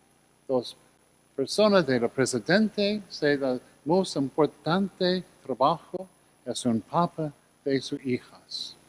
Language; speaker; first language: Spanish; non-native, learner; English